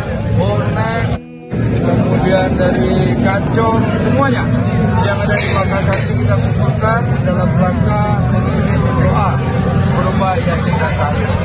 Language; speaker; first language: Indonesian; native; Indonesian